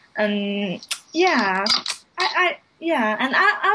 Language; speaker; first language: English; non-native, fluent; Chinese